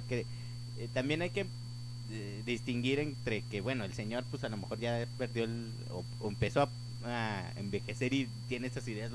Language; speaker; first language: Spanish; native; Spanish